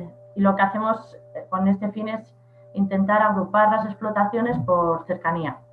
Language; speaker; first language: Spanish; native; Spanish